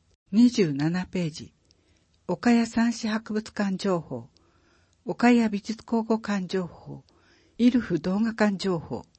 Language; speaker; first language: Japanese; native; Japanese